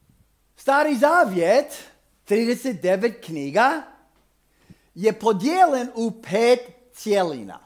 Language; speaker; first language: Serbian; non-native, fluent; English